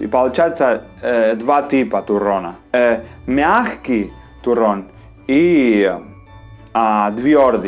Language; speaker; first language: Russian; non-native, learner; Spanish